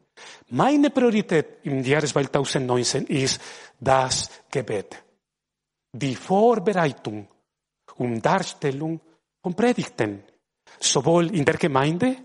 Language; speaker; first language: German; non-native, fluent; Spanish